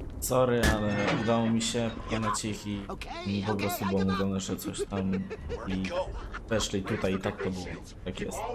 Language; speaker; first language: Polish; native; Polish